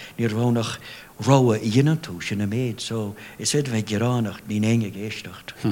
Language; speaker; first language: Irish; non-native, local second language; English